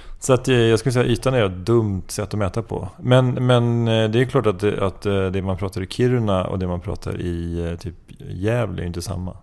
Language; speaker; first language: Swedish; native; Swedish